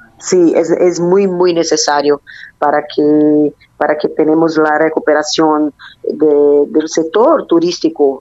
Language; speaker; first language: Spanish; non-native, learner; Portuguese